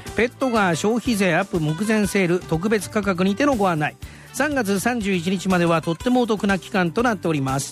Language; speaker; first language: Japanese; native; Japanese